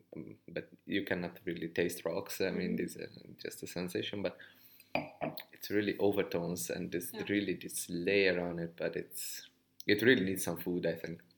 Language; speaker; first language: English; non-native, fluent; Hungarian